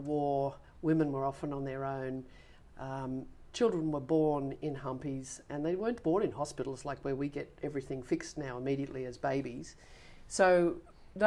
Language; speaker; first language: English; native; English